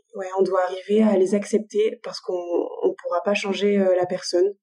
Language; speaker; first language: French; native; French